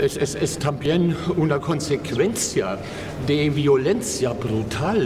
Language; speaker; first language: Spanish; non-native, fluent; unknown